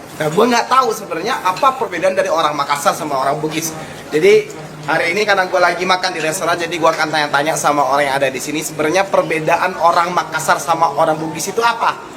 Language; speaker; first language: Indonesian; native; Indonesian